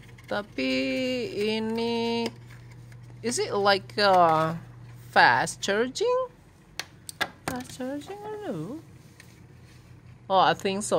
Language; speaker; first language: English; non-native, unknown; Indonesian